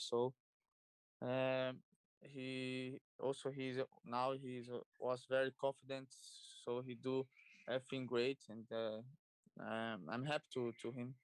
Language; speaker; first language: English; non-native, learner; Portuguese